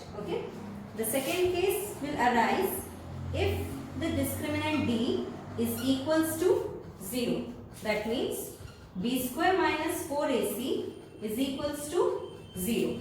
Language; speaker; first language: English; non-native, local second language; Hindi